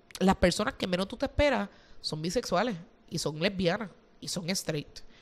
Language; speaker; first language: Spanish; native; Spanish